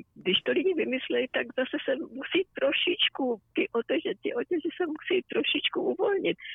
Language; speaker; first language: Czech; native; Czech